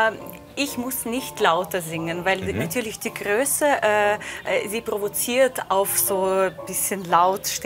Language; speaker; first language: German; non-native, fluent; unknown